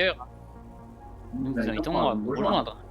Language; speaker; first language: French; native; French